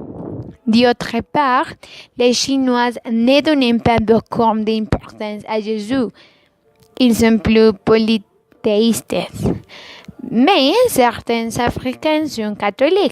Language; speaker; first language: French; non-native, learner; Spanish